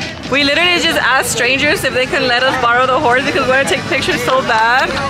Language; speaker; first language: English; early bilingual, other home language; Spanish